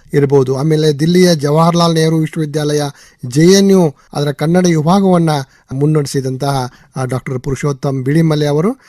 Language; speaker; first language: Kannada; native; Kannada